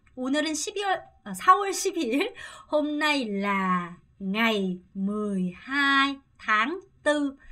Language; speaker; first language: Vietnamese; non-native, fluent; Korean